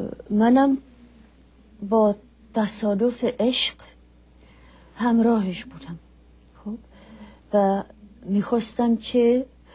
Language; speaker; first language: Persian; non-native, fluent; Czech